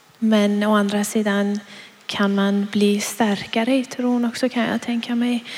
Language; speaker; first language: Swedish; non-native, fluent; Persian